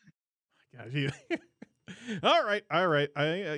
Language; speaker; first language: English; native; English